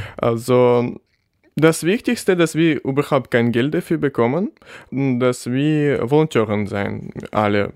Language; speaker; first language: German; non-native, learner; Ukrainian